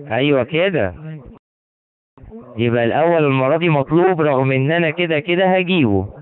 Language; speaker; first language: Arabic; native; Arabic